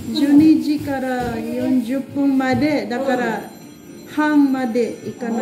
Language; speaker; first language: Japanese; non-native, learner; Filipino